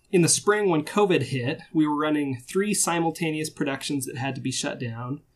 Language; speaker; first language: English; native; English